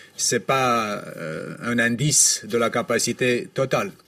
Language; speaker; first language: French; non-native, fluent; Romanian